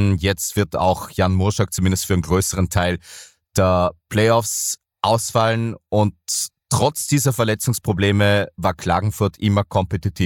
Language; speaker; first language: German; native; German